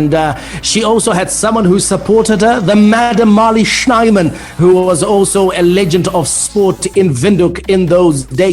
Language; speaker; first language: English; native; English